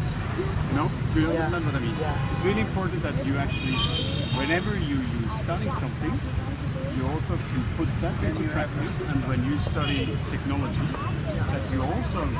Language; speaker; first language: English; non-native, fluent; German